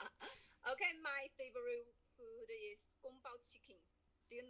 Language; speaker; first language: English; non-native, learner; Chinese